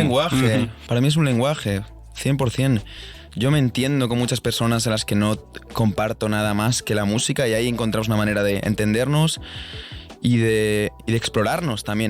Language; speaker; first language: Spanish; native; Spanish